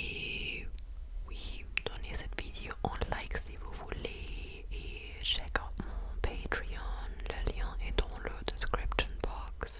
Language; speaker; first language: French; non-native, fluent; English